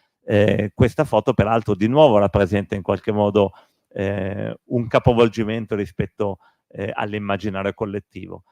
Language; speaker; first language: Italian; native; Italian